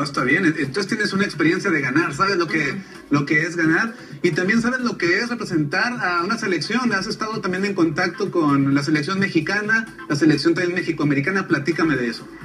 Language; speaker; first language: Spanish; native; Spanish